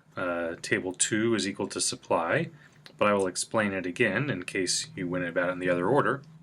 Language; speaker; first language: English; native; English